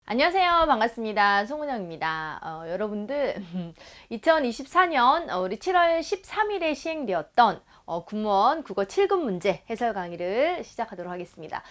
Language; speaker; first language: Korean; native; Korean